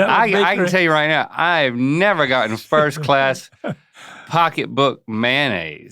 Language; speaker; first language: English; native; English